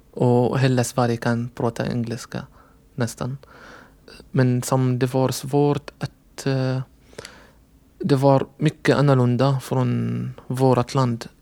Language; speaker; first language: Swedish; non-native, learner; Arabic